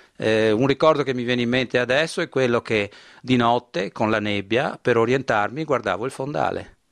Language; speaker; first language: Italian; native; Italian